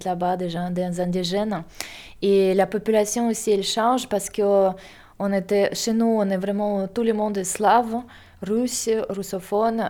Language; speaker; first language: French; non-native, fluent; Russian